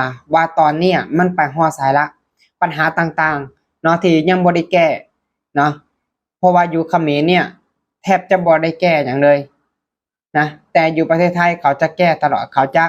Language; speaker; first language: Thai; non-native, local second language; Lao